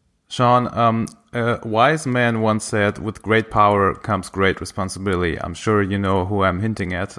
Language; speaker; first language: English; non-native, fluent; German